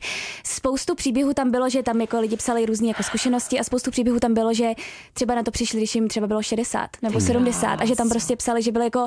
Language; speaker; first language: Czech; native; Czech